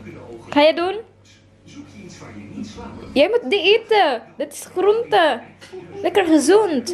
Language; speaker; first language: Dutch; non-native, learner; Filipino